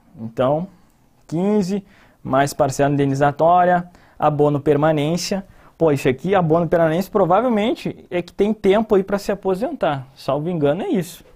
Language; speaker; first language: Portuguese; native; Portuguese